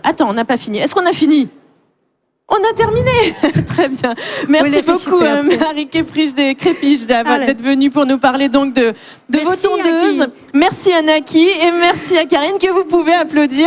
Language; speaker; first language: French; native; French